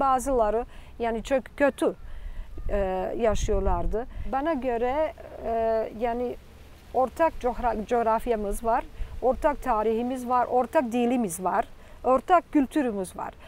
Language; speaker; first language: Turkish; non-native, fluent; Serbian